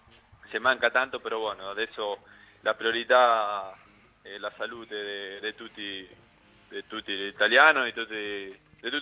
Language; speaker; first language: Italian; non-native, learner; Spanish